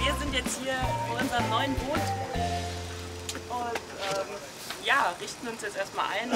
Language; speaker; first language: German; native; German